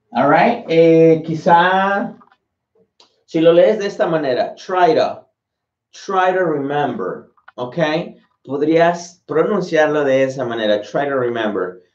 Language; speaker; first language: Spanish; native; Spanish